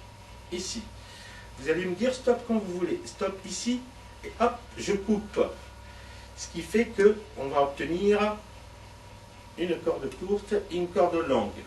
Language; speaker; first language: French; native; French